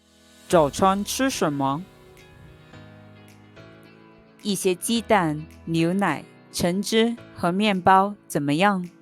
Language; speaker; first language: Chinese; native; Chinese